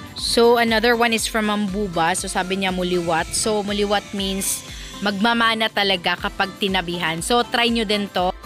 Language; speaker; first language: Filipino; non-native, local second language; Cebuano